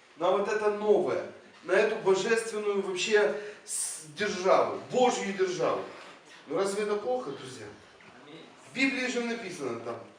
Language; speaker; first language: Russian; non-native, local second language; Ukrainian